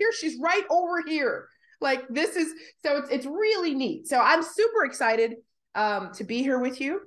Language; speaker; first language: English; native; English